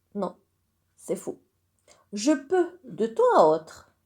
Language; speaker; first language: French; non-native, local second language; Arabic